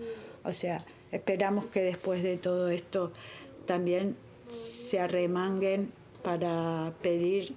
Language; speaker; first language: Spanish; native; Spanish